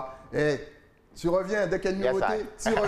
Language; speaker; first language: French; native; French